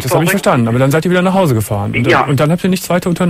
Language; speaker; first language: German; native; German